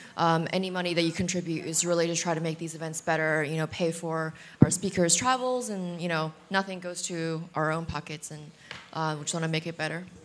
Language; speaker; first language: English; early bilingual, other home language; Chinese